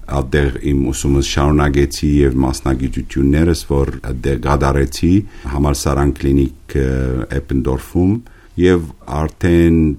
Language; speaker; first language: Armenian; early bilingual, heritage; Armenian